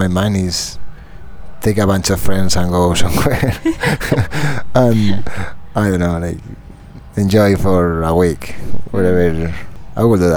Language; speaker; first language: English; non-native, fluent; Spanish